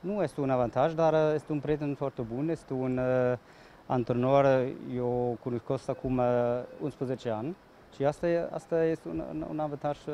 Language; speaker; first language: Romanian; non-native, learner; German